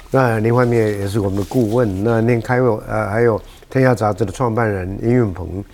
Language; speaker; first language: Chinese; native; Chinese